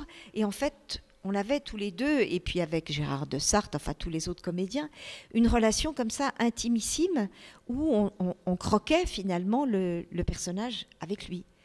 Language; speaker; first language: French; native; French